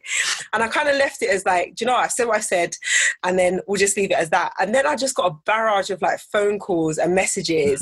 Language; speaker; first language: English; native; English